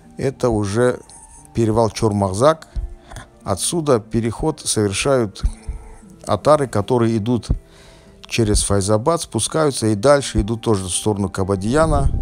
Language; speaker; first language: Russian; non-native, local second language; Tajik